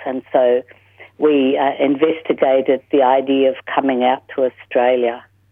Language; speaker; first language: English; early bilingual, other home language; German